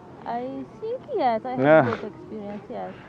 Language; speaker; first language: English; non-native, fluent; Polish